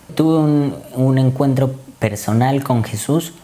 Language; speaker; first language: Spanish; native; Spanish